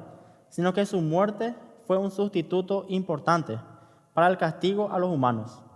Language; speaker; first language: Spanish; native; Spanish